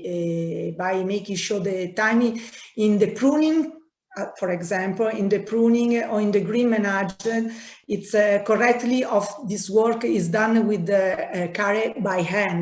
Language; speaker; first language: English; non-native, learner; Italian